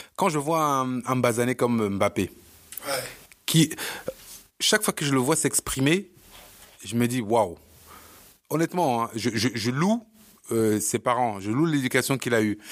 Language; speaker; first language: French; early bilingual, other home language; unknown